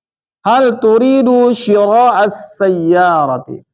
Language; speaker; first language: Arabic; non-native, fluent; Indonesian